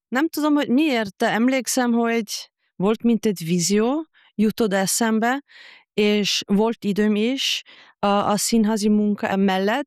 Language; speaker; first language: Hungarian; non-native, fluent; German